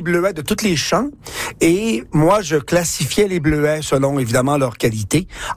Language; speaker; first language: French; native; French